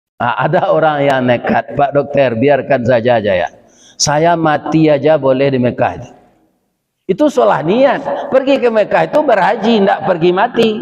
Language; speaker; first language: Malay; non-native, local second language; Minangkabau